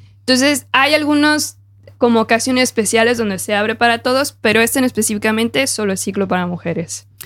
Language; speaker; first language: Spanish; native; Spanish